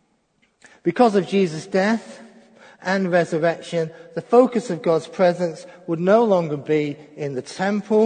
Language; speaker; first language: English; native; English